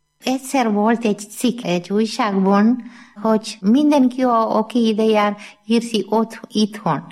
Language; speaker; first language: Hungarian; non-native, learner; Malayalam